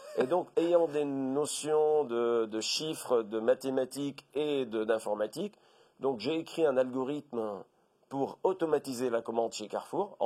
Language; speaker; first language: French; non-native, local second language; Arabic